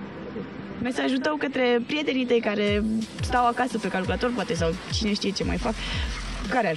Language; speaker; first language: Romanian; native; Romanian